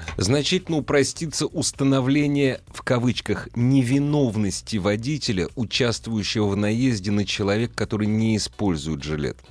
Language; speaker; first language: Russian; native; Russian